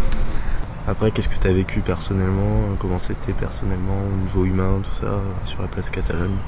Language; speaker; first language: French; native; French